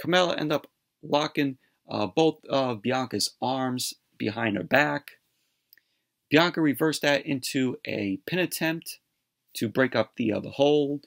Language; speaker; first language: English; native; English